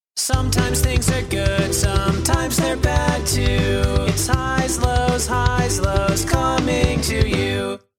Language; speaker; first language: English; non-native, fluent; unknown